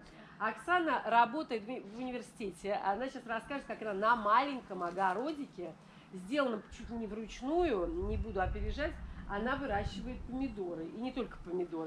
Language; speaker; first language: Russian; native; Russian